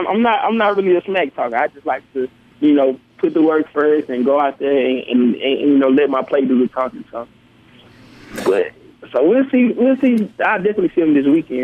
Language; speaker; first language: English; native; English